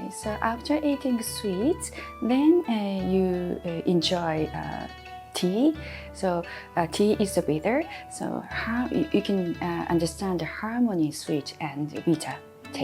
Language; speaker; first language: English; non-native, fluent; Japanese